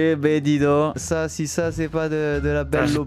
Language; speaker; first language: French; native; French